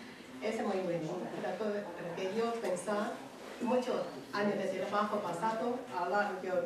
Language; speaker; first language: Spanish; non-native, learner; Chinese